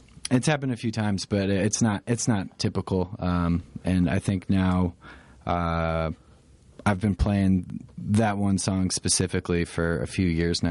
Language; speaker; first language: English; native; English